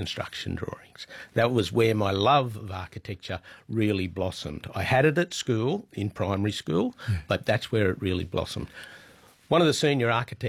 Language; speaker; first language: English; native; English